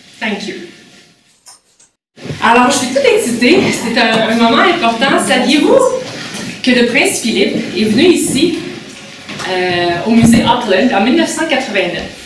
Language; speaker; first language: French; native; French